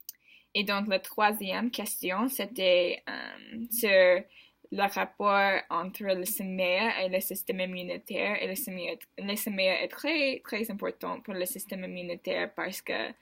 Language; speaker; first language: French; non-native, learner; English